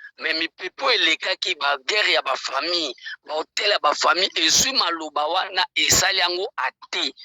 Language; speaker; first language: Lingala; native; Lingala